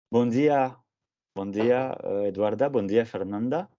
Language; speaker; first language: Portuguese; non-native, fluent; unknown